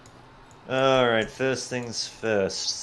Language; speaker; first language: English; native; English